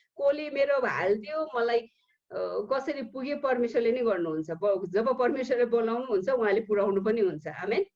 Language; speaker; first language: Nepali; early bilingual, heritage; Nepali